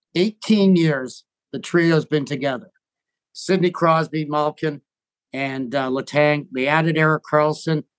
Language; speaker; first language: English; native; English